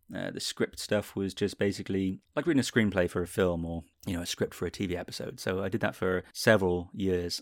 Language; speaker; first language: English; native; English